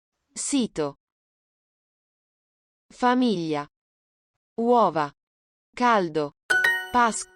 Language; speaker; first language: Italian; non-native, learner; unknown